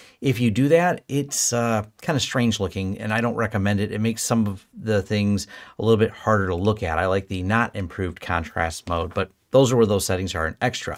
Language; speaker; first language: English; native; English